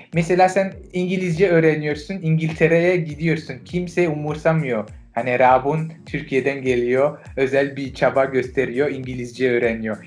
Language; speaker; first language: Turkish; non-native, fluent; French